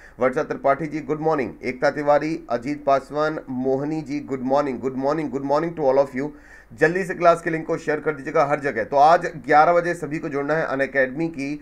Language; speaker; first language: Hindi; native; Hindi